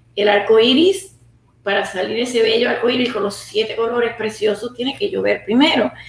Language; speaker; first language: Spanish; native; Spanish